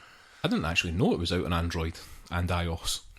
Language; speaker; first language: English; native; English